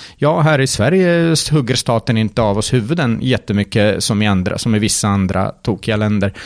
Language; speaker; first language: Swedish; early bilingual, other home language; Serbian